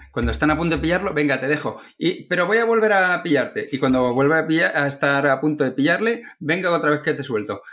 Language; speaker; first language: Spanish; native; Spanish